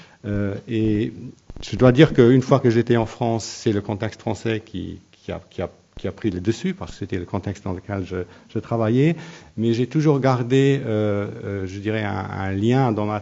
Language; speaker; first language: French; non-native, local second language; Luxembourgish